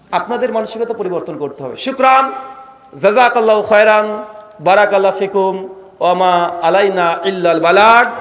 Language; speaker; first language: Bangla; native; Bangla